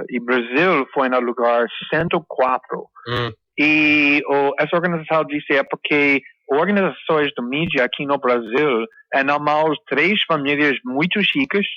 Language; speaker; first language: Portuguese; non-native, fluent; English